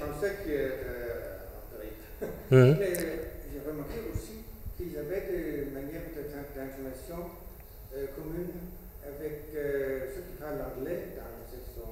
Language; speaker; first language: French; non-native, fluent; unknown